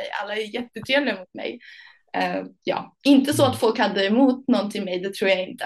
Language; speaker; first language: Swedish; early bilingual, other home language; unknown